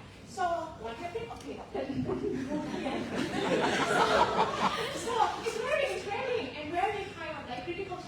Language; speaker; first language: English; non-native, fluent; Thai